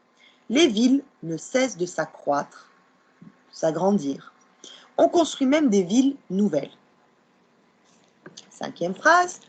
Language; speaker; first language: French; non-native, local second language; Arabic